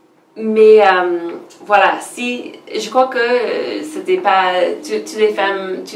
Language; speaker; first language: French; non-native, fluent; English